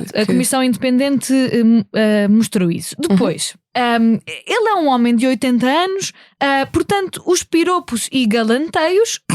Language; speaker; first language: Portuguese; native; Portuguese